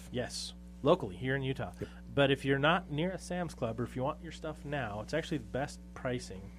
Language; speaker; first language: English; native; English